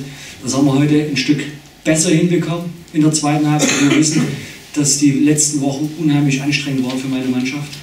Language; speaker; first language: German; native; German